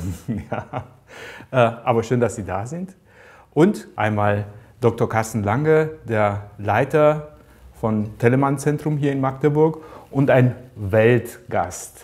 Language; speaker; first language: German; native; German